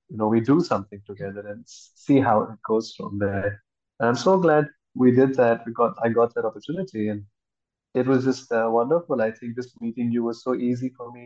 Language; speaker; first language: English; non-native, local second language; Hindi